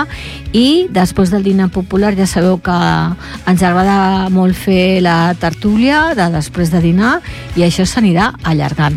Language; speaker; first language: Catalan; native; Catalan